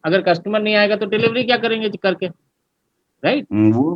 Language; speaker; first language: Hindi; native; Hindi